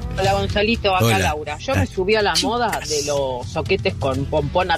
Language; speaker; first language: Spanish; native; Spanish